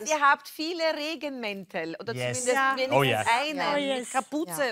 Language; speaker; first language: German; native; German